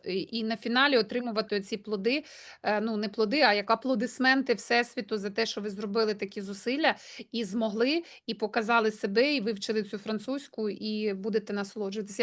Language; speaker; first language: Ukrainian; native; Ukrainian